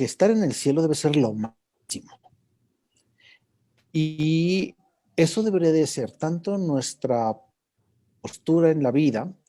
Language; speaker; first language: Spanish; native; Spanish